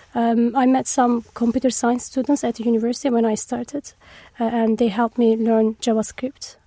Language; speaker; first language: English; non-native, fluent; Turkish